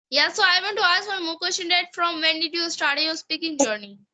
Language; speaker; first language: English; non-native, learner; Hindi